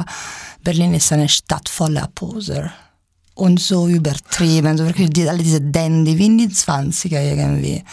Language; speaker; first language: German; non-native, fluent; Italian